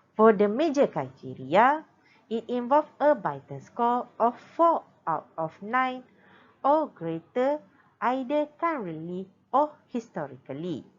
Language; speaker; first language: English; non-native, local second language; Malay